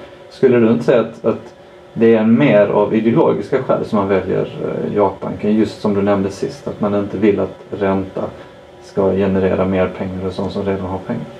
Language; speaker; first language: Swedish; native; Swedish